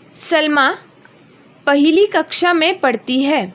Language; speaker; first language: Hindi; non-native, local second language; Marathi